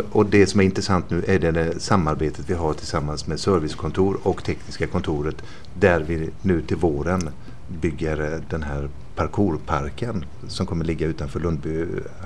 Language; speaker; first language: Swedish; native; Swedish